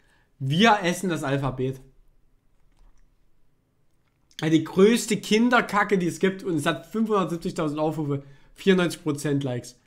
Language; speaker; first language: German; native; German